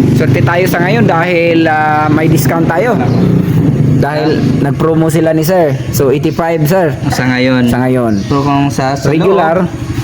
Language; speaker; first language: Filipino; non-native, local second language; Cebuano